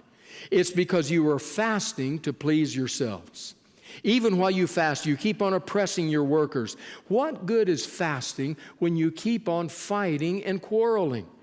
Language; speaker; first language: English; native; English